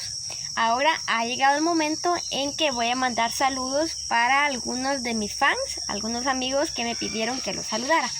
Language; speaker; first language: Spanish; non-native, local second language; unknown